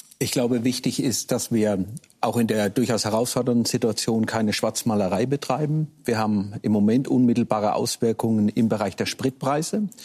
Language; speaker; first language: German; native; German